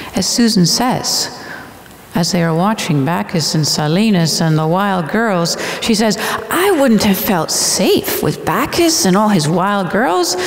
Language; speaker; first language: English; native; English